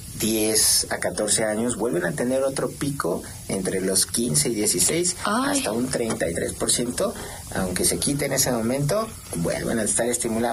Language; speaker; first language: Spanish; native; Spanish